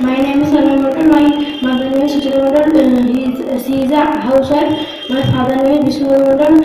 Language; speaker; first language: English; non-native, learner; Bangla